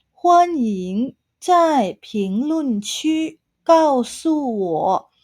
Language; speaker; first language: Chinese; non-native, fluent; Thai